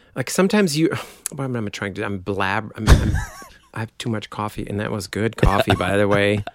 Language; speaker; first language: English; non-native, fluent; German